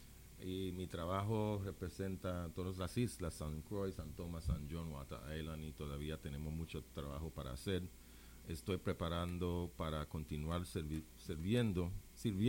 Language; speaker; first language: Spanish; non-native, local second language; English